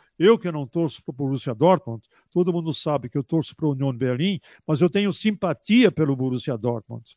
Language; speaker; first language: Portuguese; early bilingual, other home language; German